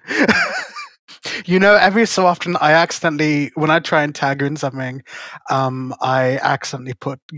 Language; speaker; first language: English; native; English